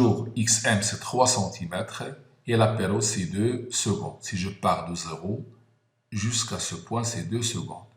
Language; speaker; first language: French; non-native, local second language; Arabic